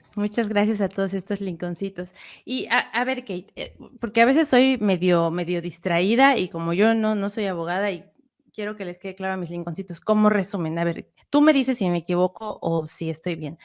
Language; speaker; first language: Spanish; native; Spanish